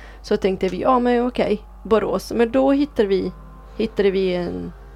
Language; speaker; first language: Swedish; non-native, fluent; Italian